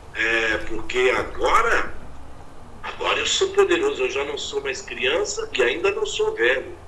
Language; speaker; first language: Portuguese; native; Portuguese